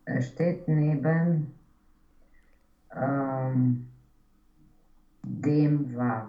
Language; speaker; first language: German; non-native, learner; Romanian